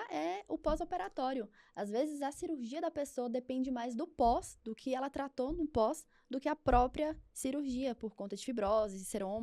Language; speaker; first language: Portuguese; native; Portuguese